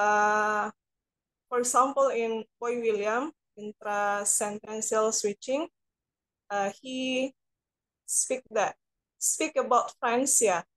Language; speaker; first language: English; non-native, learner; Indonesian